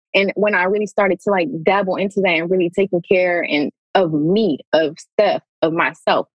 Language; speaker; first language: English; native; English